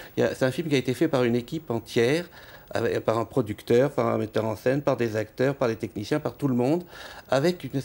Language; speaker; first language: French; native; French